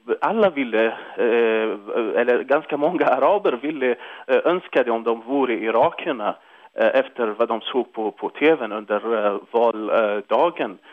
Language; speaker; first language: Swedish; non-native, fluent; Arabic